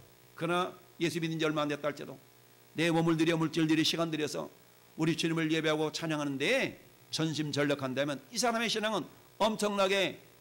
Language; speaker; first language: Korean; native; Korean